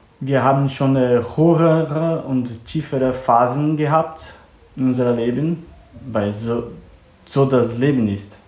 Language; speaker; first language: German; non-native, learner; Portuguese